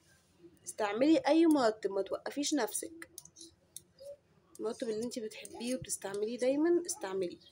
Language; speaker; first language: Arabic; native; Arabic